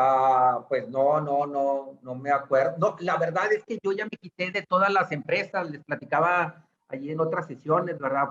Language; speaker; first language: Spanish; native; Spanish